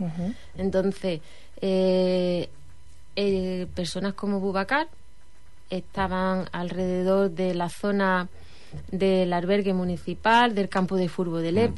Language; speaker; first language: Spanish; native; Spanish